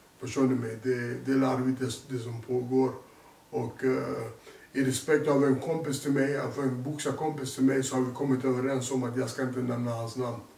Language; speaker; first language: Swedish; early bilingual, other home language; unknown